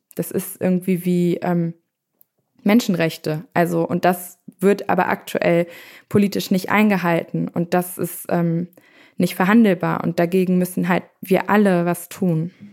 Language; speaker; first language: German; native; German